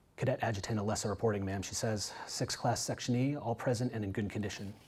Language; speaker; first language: English; native; English